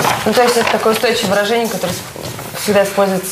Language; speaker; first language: Russian; native; Russian